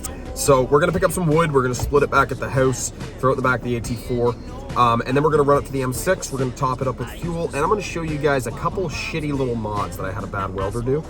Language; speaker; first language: English; native; English